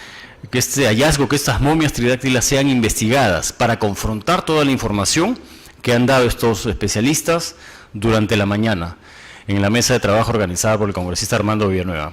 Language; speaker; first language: Spanish; native; Spanish